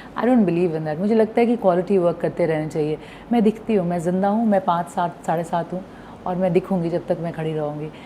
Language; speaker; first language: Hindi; non-native, local second language; Bhojpuri